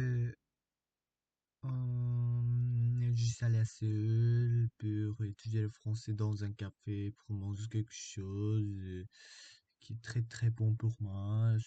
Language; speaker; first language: French; non-native, learner; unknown